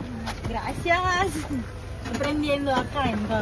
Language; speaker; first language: Spanish; non-native, learner; Indonesian